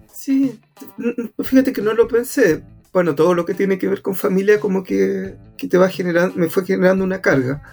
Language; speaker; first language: Spanish; native; Spanish